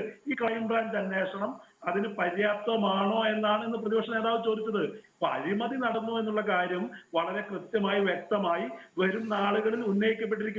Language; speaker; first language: Malayalam; native; Malayalam